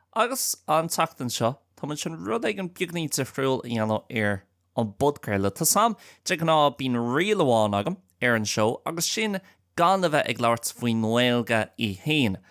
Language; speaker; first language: Irish; non-native, local second language; English